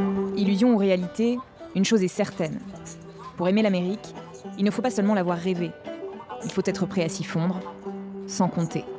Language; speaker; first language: French; native; French